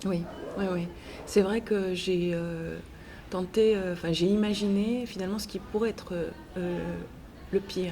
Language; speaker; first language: French; native; French